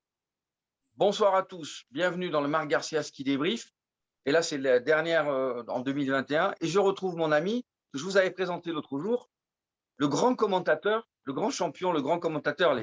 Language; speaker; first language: French; native; French